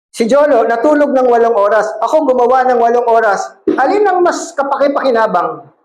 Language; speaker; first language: Filipino; non-native, local second language; Cebuano